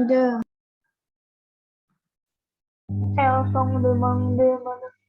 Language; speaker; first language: French; non-native, learner; Indonesian